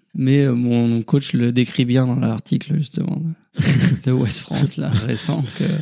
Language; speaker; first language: French; native; French